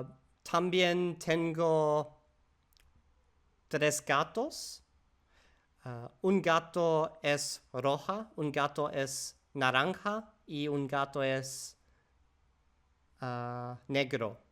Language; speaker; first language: Spanish; non-native, learner; English